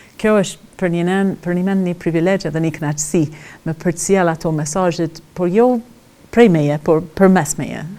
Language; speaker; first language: Albanian; non-native, fluent; English